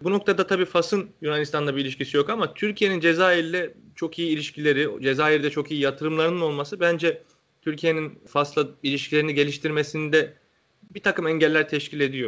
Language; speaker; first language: Turkish; native; Turkish